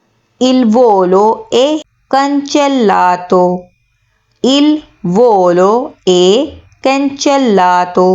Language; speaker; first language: Italian; non-native, fluent; Urdu